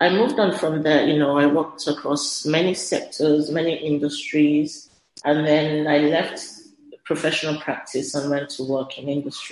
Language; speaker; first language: English; non-native, local second language; Yoruba